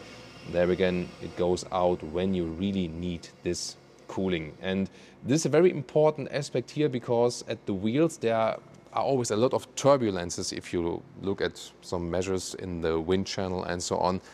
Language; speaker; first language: English; non-native, fluent; German